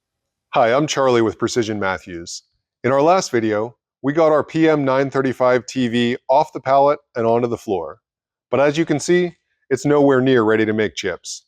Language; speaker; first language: English; native; English